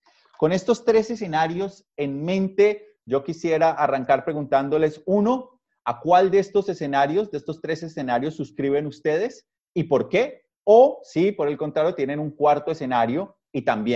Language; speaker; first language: Spanish; native; Spanish